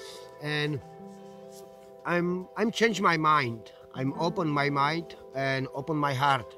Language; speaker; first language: English; non-native, learner; Slovak